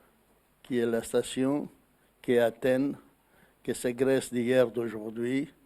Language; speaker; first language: French; non-native, fluent; Greek